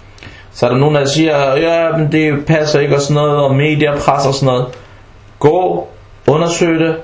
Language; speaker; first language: Danish; early bilingual, other home language; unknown